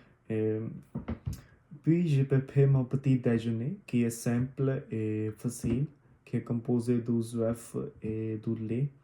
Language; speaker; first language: French; non-native, learner; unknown